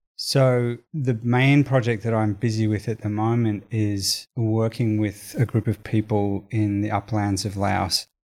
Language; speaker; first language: English; native; English